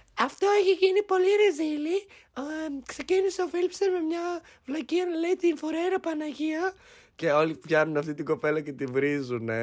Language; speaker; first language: Greek; early bilingual, heritage; Greek